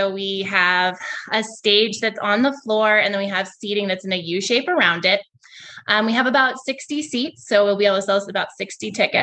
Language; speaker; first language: English; native; English